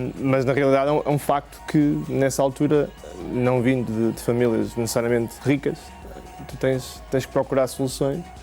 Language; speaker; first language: Portuguese; native; Portuguese